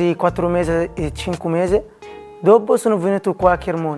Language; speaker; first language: Italian; non-native, learner; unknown